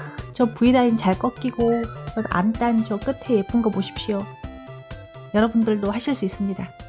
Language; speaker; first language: Korean; native; Korean